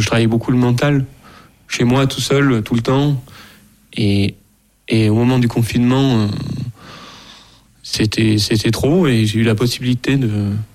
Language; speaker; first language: French; native; French